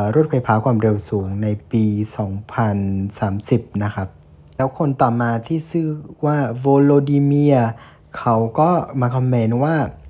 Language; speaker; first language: Thai; non-native, fluent; Vietnamese